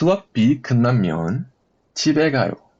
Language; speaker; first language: Korean; non-native, fluent; Portuguese